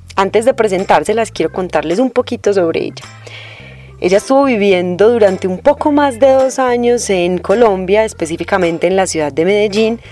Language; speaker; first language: Spanish; native; Spanish